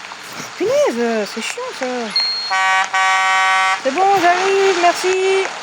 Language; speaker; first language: French; native; French